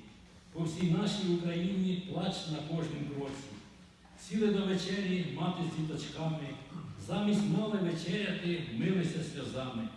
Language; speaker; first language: Ukrainian; native; Ukrainian